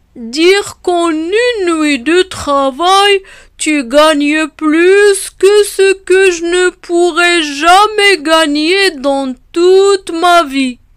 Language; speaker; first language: French; non-native, local second language; Arabic